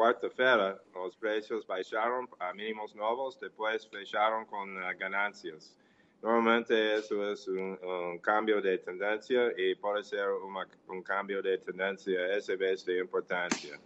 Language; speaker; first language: Portuguese; non-native, fluent; English